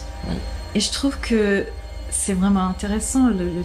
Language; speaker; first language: French; non-native, fluent; English